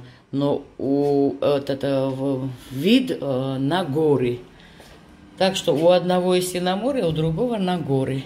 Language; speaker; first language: Russian; non-native, fluent; Georgian